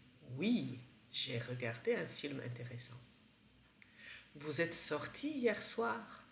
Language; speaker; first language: French; non-native, fluent; Czech